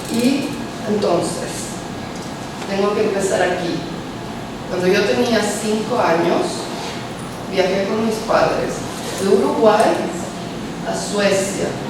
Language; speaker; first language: Spanish; early bilingual, heritage; Spanish